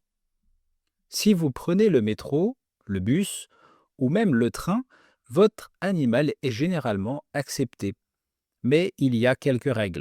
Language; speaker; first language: French; native; French